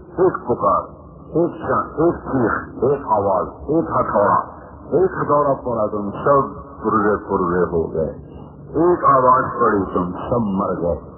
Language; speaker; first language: Urdu; non-native, local second language; Punjabi